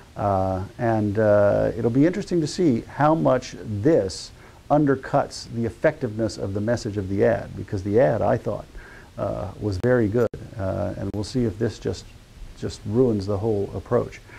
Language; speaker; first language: English; native; English